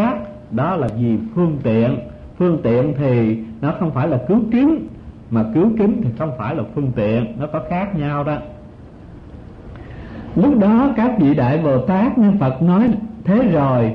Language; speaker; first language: Vietnamese; native; Vietnamese